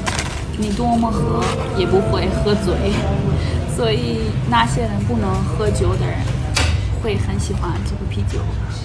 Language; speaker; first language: Chinese; non-native, fluent; Persian